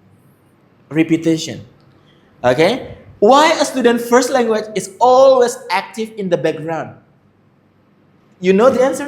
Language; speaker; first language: English; non-native, fluent; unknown